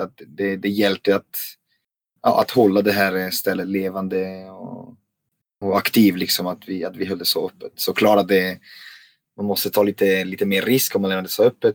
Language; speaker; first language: Swedish; non-native, fluent; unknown